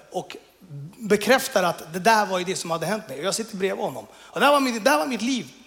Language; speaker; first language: Swedish; early bilingual, other home language; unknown